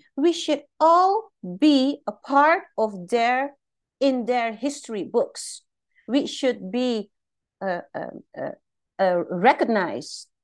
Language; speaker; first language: English; non-native, fluent; Dutch